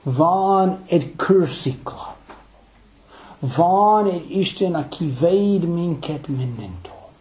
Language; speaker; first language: Hungarian; early bilingual, heritage; English